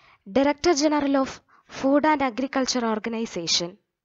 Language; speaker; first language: English; non-native, local second language; Malayalam